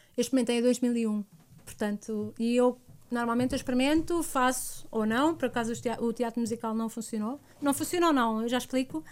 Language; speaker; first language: Portuguese; native; Portuguese